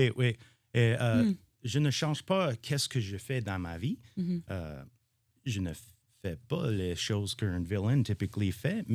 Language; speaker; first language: French; non-native, learner; English